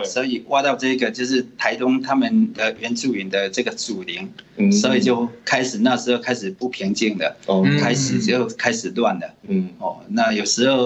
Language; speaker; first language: Chinese; native; Chinese